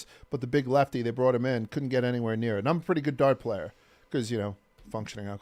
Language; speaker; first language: English; native; English